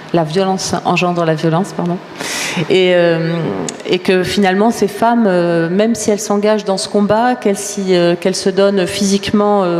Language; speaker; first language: French; native; French